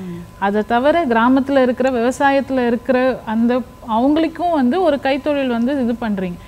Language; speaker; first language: Tamil; native; Tamil